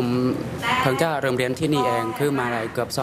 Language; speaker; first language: Thai; non-native, learner; Khmer